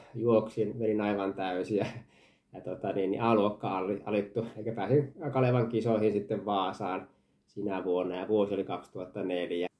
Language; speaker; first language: Finnish; early bilingual, heritage; Finnish